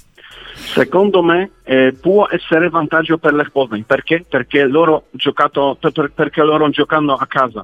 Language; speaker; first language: Italian; non-native, learner; Polish